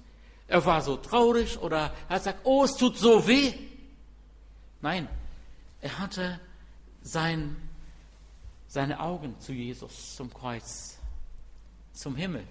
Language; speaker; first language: German; non-native, fluent; Arabic